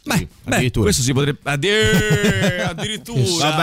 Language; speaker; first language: Italian; native; Italian